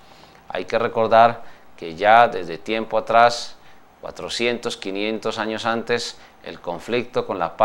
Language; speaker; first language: Spanish; native; Spanish